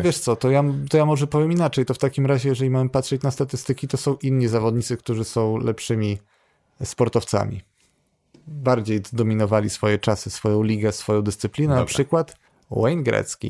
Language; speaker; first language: Polish; native; Polish